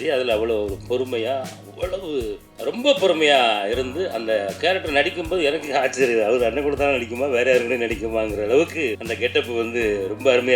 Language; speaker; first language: Tamil; native; Tamil